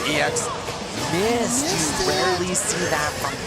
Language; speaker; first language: English; native; English